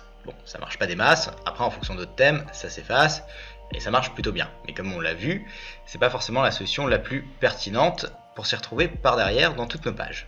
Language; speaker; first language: French; native; French